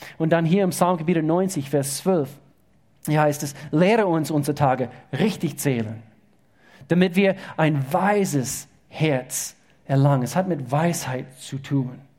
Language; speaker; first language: German; non-native, fluent; English